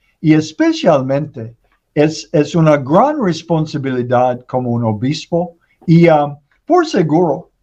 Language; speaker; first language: Spanish; non-native, learner; English